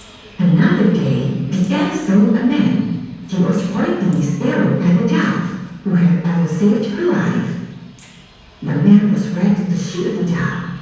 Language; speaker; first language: English; non-native, learner; Indonesian